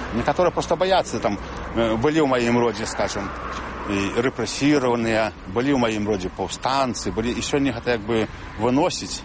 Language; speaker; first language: Belarusian; native; Belarusian